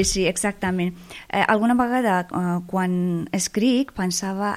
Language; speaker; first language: Catalan; non-native, fluent; Persian